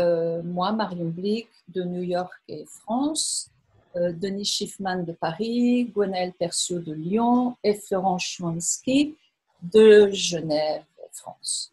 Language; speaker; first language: French; native; French